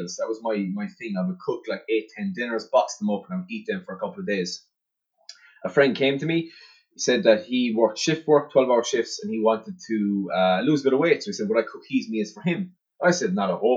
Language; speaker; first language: English; native; English